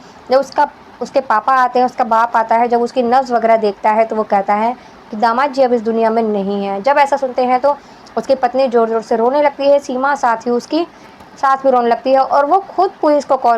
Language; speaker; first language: Hindi; native; Hindi